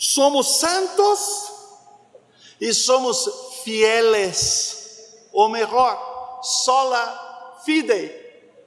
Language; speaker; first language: Spanish; non-native, learner; Portuguese